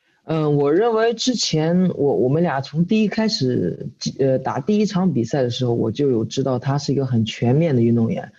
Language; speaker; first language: Chinese; native; Chinese